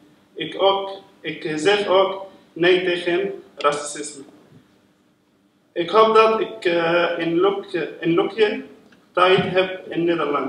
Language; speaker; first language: Dutch; non-native, learner; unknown